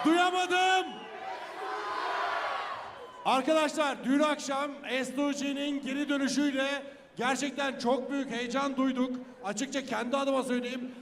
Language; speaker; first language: Turkish; native; Turkish